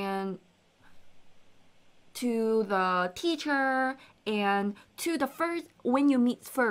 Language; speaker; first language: English; non-native, fluent; Korean